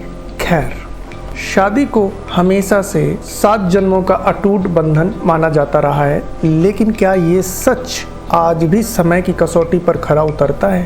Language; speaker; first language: Hindi; native; Hindi